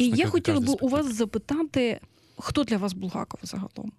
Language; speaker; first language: Ukrainian; native; Ukrainian